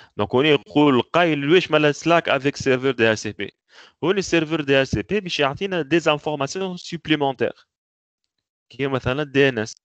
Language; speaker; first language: French; non-native, local second language; Arabic